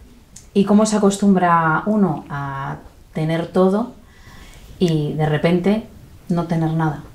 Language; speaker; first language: Spanish; native; Spanish